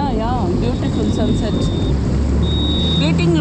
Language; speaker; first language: English; non-native, learner; Hindi